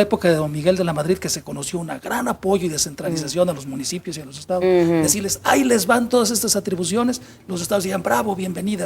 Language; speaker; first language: Spanish; native; Spanish